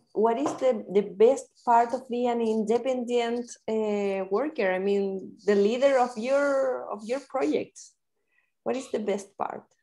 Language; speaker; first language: English; non-native, fluent; Spanish